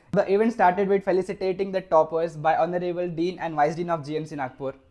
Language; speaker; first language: Hindi; non-native, local second language; Marathi